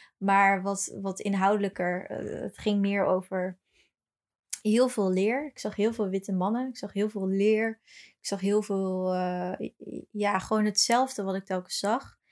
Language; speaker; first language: Dutch; early bilingual, other home language; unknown